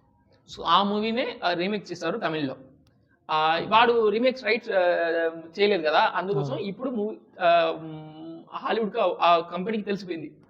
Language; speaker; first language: Telugu; non-native, learner; Tamil